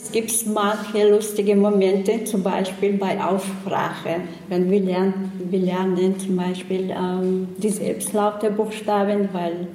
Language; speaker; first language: German; non-native, learner; Chechen